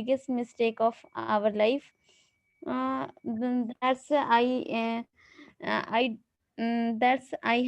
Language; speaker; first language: English; non-native, learner; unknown